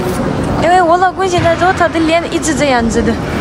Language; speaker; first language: Chinese; non-native, learner; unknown